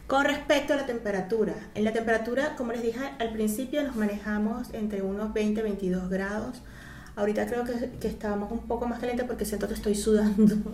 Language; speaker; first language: Spanish; native; Spanish